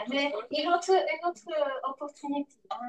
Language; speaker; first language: French; non-native, learner; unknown